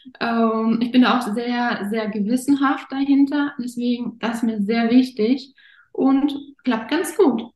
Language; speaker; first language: German; early bilingual, other home language; Russian